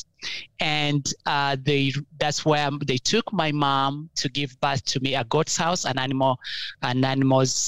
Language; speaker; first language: English; non-native, local second language; Ganda